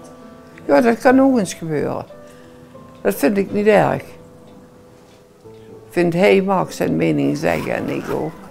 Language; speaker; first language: Dutch; non-native, local second language; Limburgish